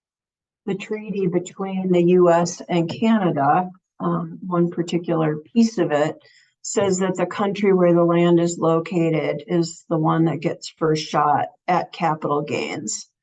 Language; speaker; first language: English; native; English